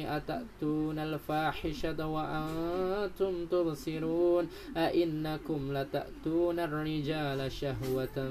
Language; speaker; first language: Arabic; non-native, learner; Indonesian